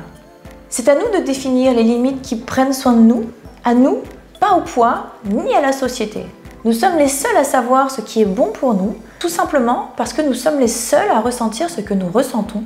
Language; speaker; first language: French; native; French